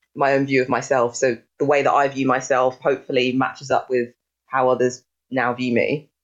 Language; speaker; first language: English; native; English